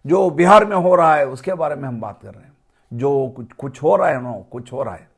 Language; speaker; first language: Hindi; non-native, local second language; Kannada